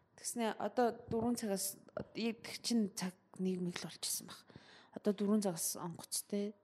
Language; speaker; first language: Mongolian; early bilingual, heritage; Mongolian